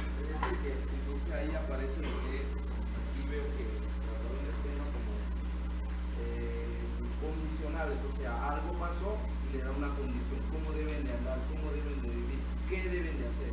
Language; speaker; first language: Spanish; native; Spanish